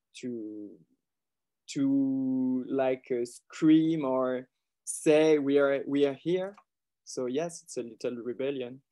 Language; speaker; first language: English; non-native, learner; French